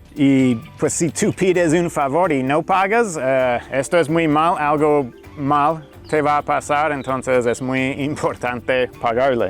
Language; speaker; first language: Spanish; non-native, fluent; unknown